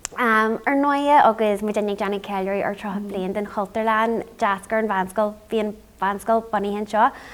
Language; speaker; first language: Irish; non-native, local second language; English